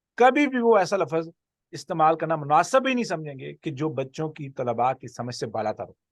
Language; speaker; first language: Urdu; non-native, local second language; Punjabi